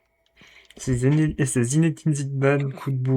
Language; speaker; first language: French; native; French